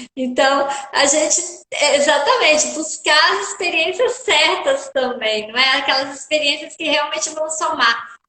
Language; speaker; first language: Portuguese; native; Portuguese